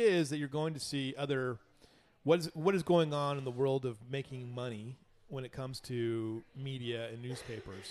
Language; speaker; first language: English; native; English